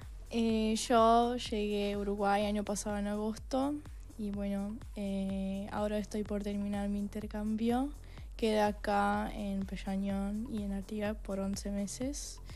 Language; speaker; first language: Spanish; non-native, fluent; Estonian